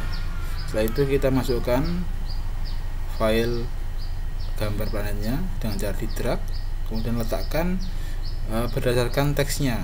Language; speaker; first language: Indonesian; native; Indonesian